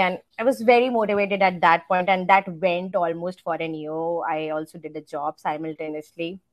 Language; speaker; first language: English; non-native, local second language; Hindi